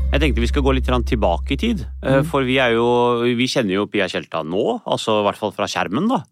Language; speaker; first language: Norwegian; early bilingual, other home language; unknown